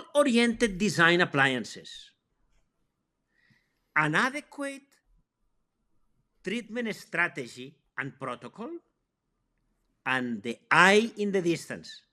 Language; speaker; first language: English; non-native, fluent; Spanish